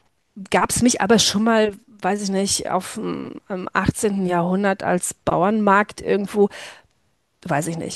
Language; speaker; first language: German; native; German